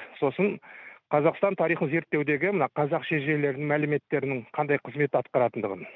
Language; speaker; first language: Kazakh; native; Kazakh